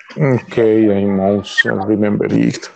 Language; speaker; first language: English; non-native, learner; Spanish